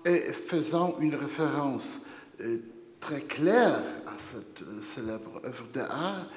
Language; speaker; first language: French; non-native, fluent; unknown